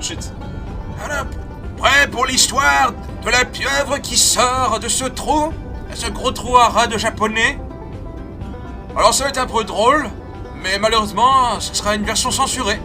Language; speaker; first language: French; native; French